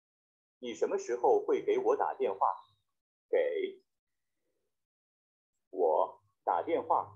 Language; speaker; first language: Chinese; non-native, learner; Vietnamese